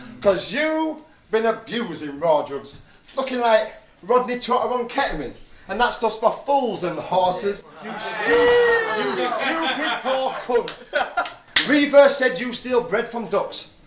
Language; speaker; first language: English; native; English